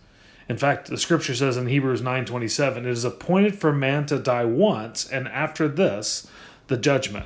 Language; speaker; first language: English; native; English